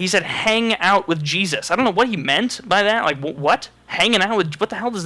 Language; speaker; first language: English; native; English